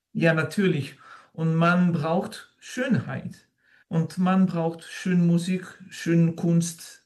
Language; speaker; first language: German; non-native, learner; French